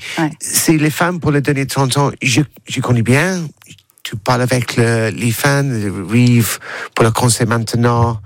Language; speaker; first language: French; non-native, learner; English